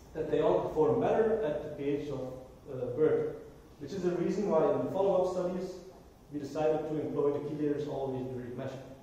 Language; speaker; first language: English; non-native, fluent; Dutch